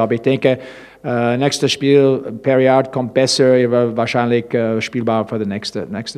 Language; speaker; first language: German; non-native, learner; English